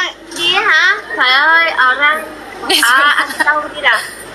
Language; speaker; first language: Indonesian; non-native, learner; Vietnamese